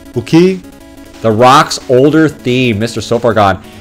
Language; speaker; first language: English; native; English